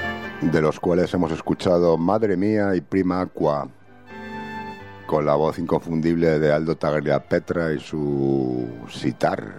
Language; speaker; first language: Spanish; native; Spanish